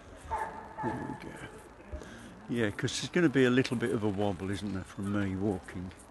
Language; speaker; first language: English; native; English